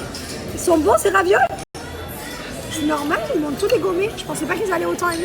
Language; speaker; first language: French; native; French